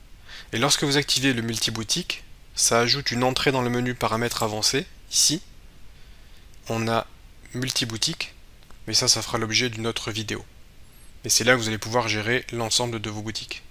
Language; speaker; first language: French; native; French